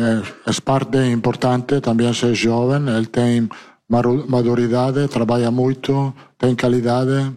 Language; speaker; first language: Portuguese; non-native, learner; Italian